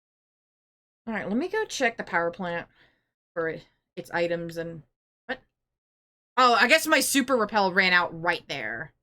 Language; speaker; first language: English; native; English